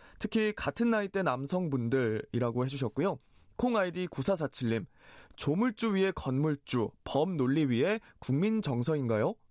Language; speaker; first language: Korean; native; Korean